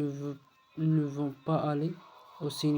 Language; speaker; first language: French; non-native, learner; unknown